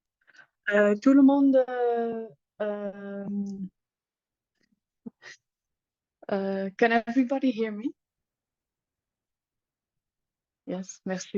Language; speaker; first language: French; non-native, learner; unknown